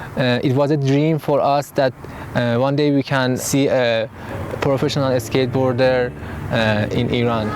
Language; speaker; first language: English; non-native, learner; Persian